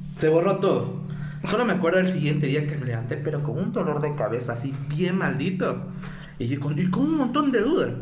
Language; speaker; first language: Spanish; native; Spanish